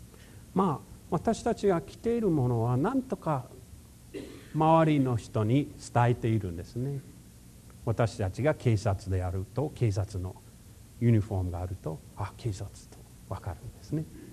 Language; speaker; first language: Japanese; non-native, fluent; English